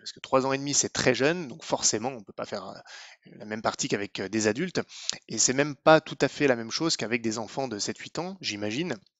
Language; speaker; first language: French; native; French